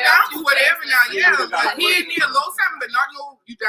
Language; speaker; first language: English; native; English